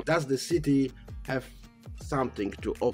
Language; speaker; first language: English; non-native, fluent; Polish